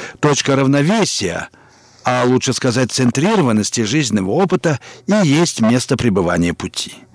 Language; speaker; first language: Russian; native; Russian